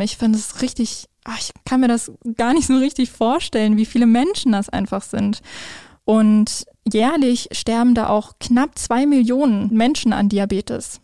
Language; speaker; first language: German; native; German